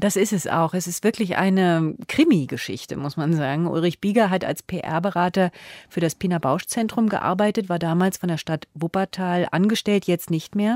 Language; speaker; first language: German; native; German